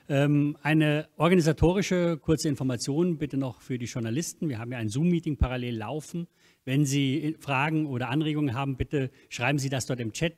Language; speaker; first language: German; native; German